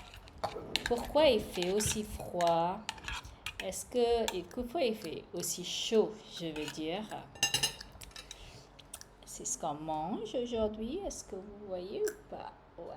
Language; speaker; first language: French; non-native, fluent; English